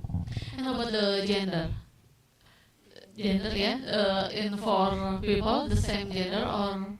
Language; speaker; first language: English; non-native, learner; Indonesian